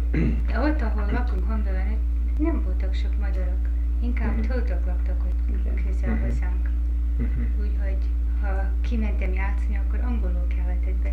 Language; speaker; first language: Hungarian; early bilingual, heritage; Hungarian